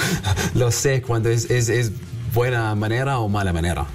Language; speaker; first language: Spanish; non-native, learner; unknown